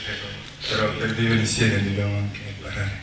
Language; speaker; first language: Italian; non-native, learner; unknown